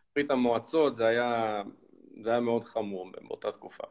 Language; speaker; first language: Hebrew; early bilingual, other home language; Russian